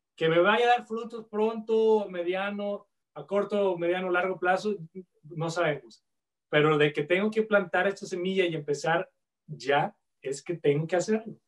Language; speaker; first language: Spanish; native; Spanish